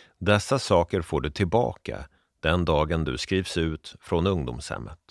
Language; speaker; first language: Swedish; native; Swedish